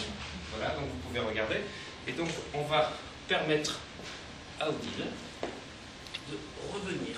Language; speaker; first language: French; native; French